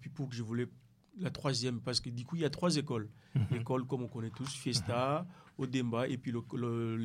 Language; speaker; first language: French; non-native, local second language; Lingala